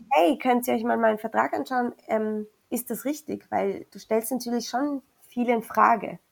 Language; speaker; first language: German; early bilingual, other home language; Spanish